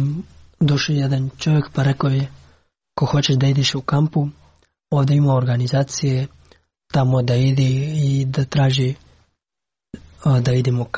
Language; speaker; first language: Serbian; non-native, learner; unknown